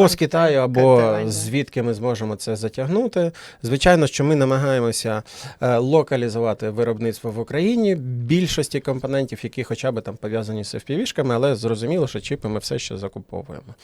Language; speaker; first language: Ukrainian; native; Ukrainian